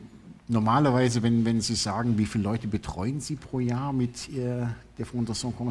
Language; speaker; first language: German; native; German